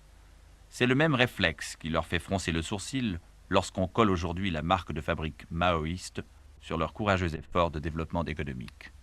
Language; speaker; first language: French; native; French